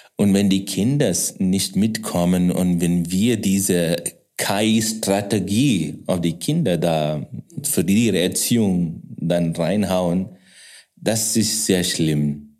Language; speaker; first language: German; non-native, fluent; Kannada